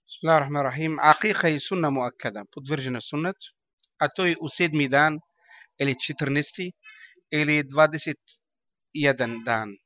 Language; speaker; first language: Bosnian; non-native, learner; Arabic